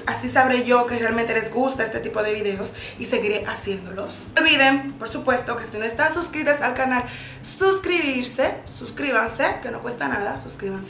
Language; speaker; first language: Spanish; native; Spanish